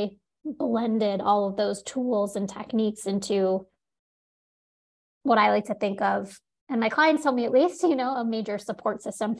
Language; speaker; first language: English; native; English